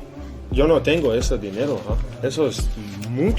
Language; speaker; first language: Spanish; non-native, learner; English